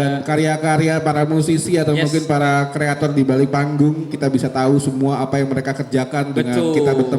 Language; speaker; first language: Indonesian; native; Indonesian